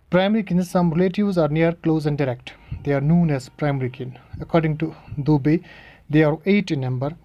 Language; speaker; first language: English; non-native, local second language; Kashmiri